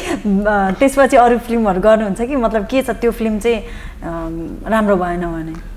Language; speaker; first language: Nepali; native; Nepali